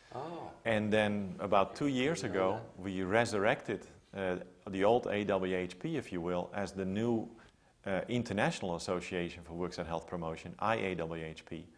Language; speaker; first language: English; non-native, fluent; Dutch